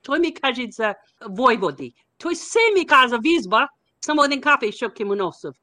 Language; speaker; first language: Macedonian; non-native, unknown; English